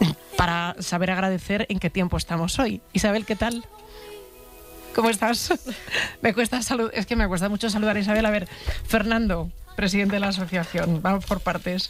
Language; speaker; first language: Spanish; native; Spanish